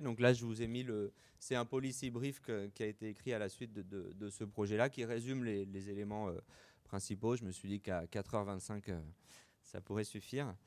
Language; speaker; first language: French; native; French